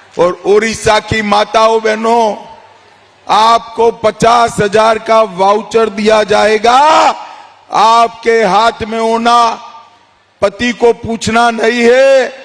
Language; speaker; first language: Hindi; non-native, local second language; Gujarati